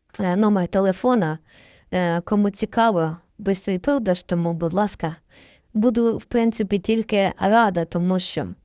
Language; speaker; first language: Ukrainian; native; Ukrainian